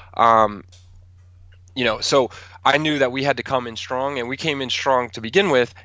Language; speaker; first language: English; native; English